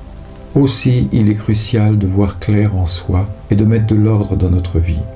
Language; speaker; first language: French; native; French